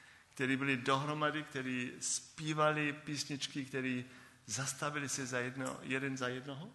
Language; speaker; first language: Czech; early bilingual, heritage; Czech